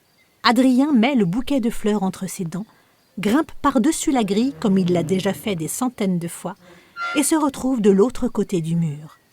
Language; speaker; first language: French; native; French